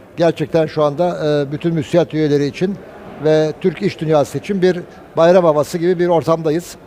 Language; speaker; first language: Turkish; native; Turkish